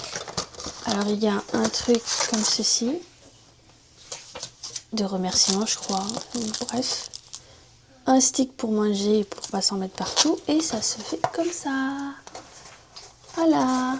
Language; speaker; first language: French; native; French